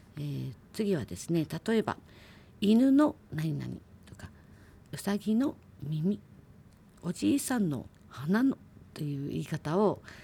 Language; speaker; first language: Japanese; native; Japanese